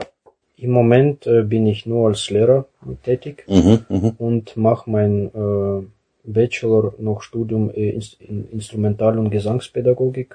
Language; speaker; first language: German; non-native, fluent; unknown